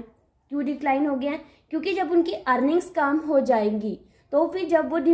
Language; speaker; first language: Hindi; native; Hindi